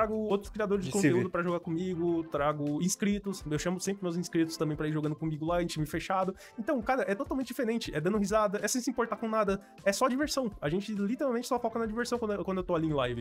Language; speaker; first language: Portuguese; native; Portuguese